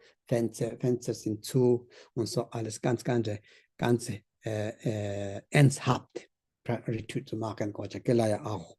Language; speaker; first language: German; non-native, learner; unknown